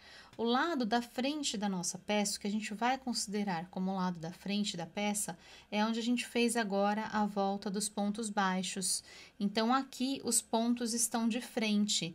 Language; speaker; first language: Portuguese; native; Portuguese